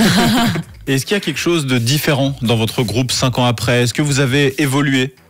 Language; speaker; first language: French; native; French